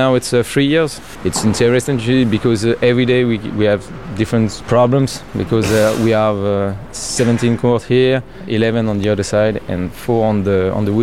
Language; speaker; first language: English; non-native, learner; French